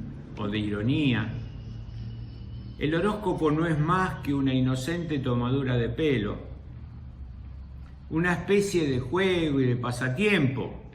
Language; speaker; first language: Spanish; native; Spanish